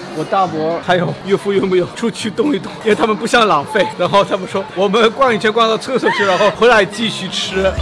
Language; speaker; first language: Chinese; non-native, fluent; German